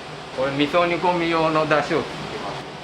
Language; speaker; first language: Japanese; native; Japanese